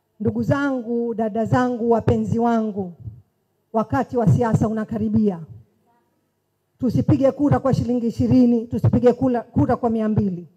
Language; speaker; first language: Swahili; native; Swahili